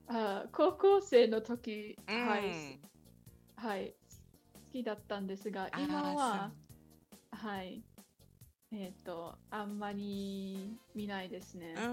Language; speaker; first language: Japanese; non-native, learner; English